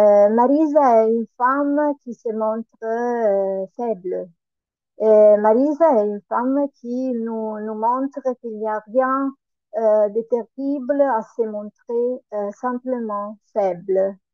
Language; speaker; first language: French; non-native, learner; Italian